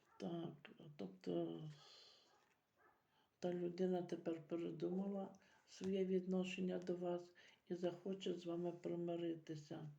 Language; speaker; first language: Ukrainian; native; Ukrainian